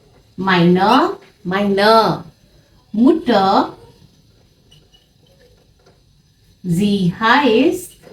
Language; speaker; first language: German; non-native, fluent; Hindi